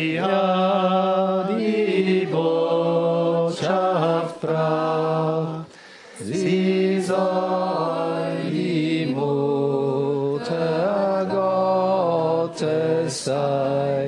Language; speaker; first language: German; native; German